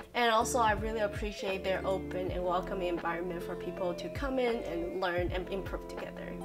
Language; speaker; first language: English; non-native, fluent; Chinese